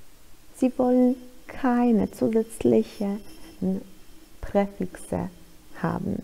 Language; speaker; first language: German; non-native, fluent; Polish